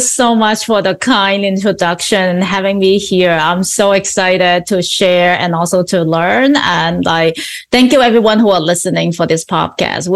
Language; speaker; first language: English; non-native, local second language; Cantonese